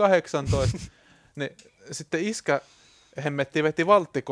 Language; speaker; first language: Finnish; native; Finnish